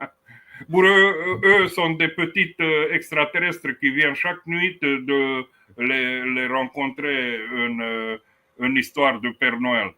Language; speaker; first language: French; non-native, fluent; Romanian